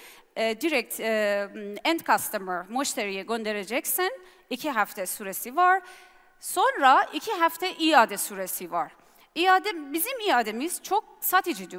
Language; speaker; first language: Turkish; non-native, learner; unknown